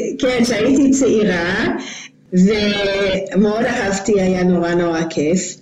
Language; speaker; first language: Hebrew; non-native, fluent; English